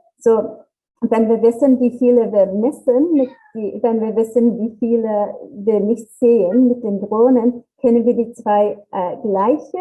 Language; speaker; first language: German; non-native, learner; English